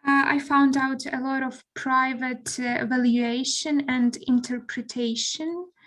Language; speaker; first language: English; non-native, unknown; Ukrainian